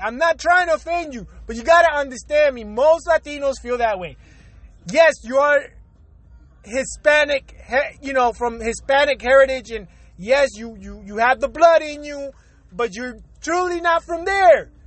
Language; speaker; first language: English; early bilingual, other home language; Spanish